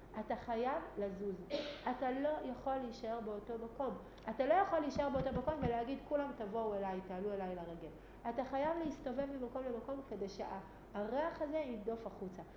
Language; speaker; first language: Hebrew; native; Hebrew